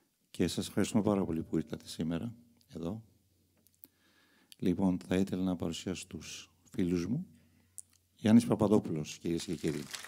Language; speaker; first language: Greek; non-native, fluent; Armenian